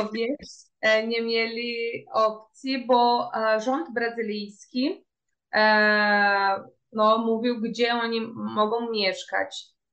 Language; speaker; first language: Polish; early bilingual, heritage; Portuguese